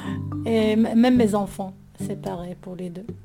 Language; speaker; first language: French; non-native, learner; Arabic